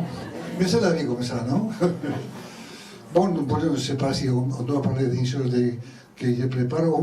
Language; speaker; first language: French; non-native, learner; Spanish